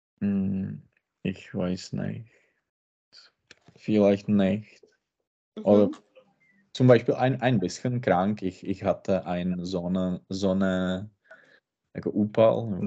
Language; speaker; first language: German; non-native, learner; Czech